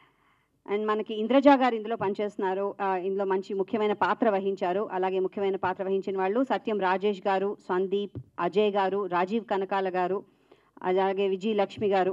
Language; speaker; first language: Telugu; native; Telugu